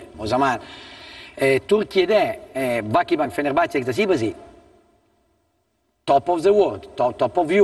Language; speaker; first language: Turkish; non-native, learner; Italian